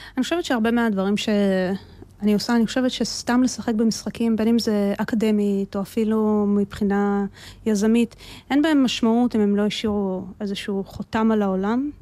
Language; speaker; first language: Hebrew; early bilingual, other home language; Russian